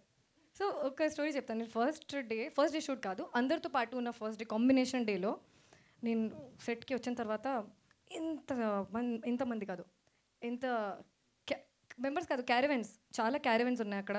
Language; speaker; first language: Telugu; non-native, fluent; Hindi